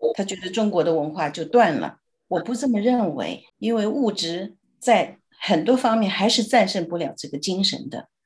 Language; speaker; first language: Chinese; native; Chinese